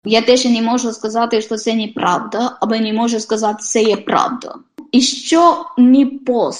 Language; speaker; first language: Ukrainian; non-native, fluent; Polish